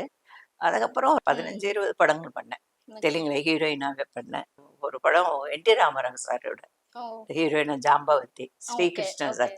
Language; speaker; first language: Tamil; non-native, local second language; Telugu